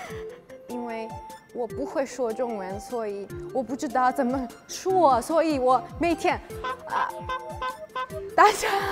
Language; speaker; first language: Chinese; non-native, learner; Russian